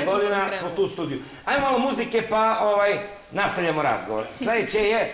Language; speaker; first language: Serbian; native; Serbian